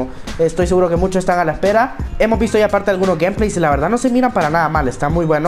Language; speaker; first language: Spanish; native; Spanish